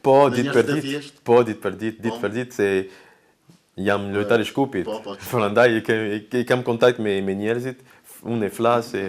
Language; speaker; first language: Albanian; non-native, learner; French